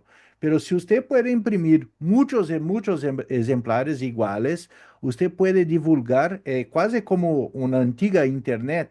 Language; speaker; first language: Spanish; non-native, learner; Portuguese